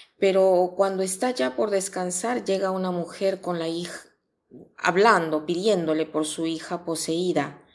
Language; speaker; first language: Spanish; non-native, fluent; Italian